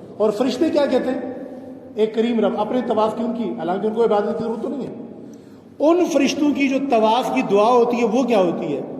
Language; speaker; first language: Urdu; non-native, local second language; Punjabi